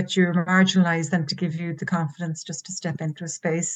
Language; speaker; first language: English; native; English